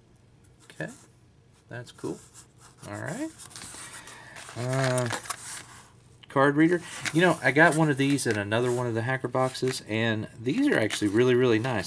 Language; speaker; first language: English; native; English